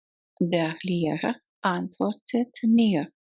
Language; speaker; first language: German; non-native, fluent; Russian